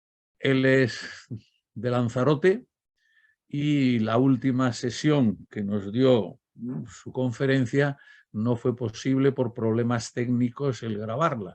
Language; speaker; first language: Spanish; native; Spanish